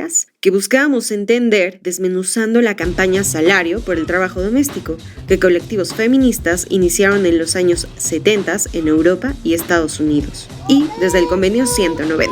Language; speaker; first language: Spanish; native; Spanish